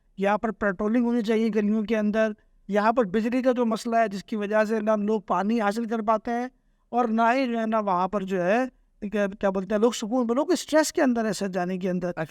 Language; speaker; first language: Urdu; native; Urdu